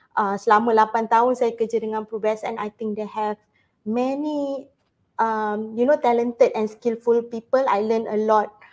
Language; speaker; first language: English; non-native, local second language; Malay